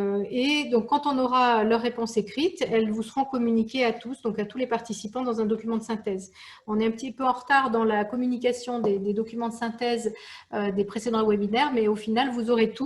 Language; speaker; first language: French; native; French